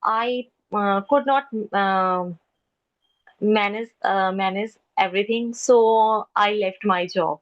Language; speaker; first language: English; non-native, local second language; Hindi